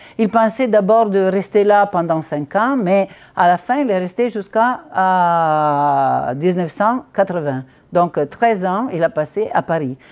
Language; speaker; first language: French; non-native, fluent; Italian